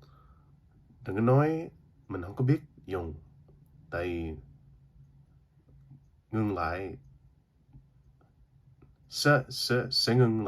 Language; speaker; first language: Vietnamese; early bilingual, heritage; Vietnamese